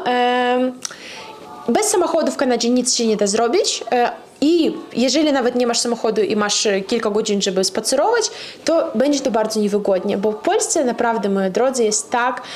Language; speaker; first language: Polish; non-native, fluent; Russian